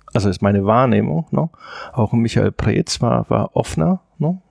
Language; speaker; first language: German; native; German